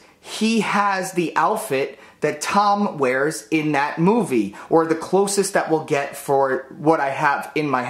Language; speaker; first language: English; native; English